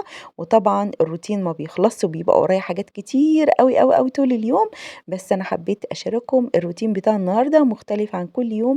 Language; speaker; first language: Arabic; native; Arabic